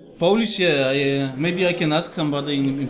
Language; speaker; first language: English; non-native, fluent; Polish